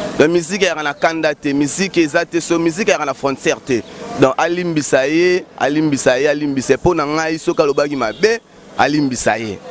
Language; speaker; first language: Lingala; native; Lingala